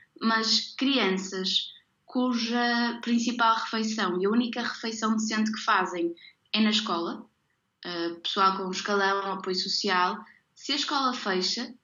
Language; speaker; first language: Portuguese; native; Portuguese